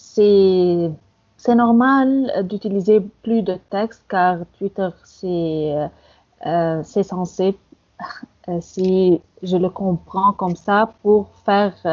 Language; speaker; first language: French; non-native, fluent; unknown